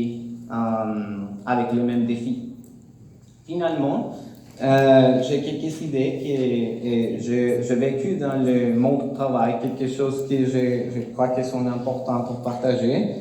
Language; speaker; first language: French; non-native, learner; Spanish